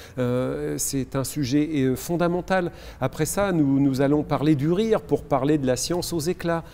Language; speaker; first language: French; native; French